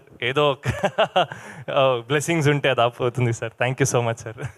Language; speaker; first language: Telugu; non-native, local second language; Kannada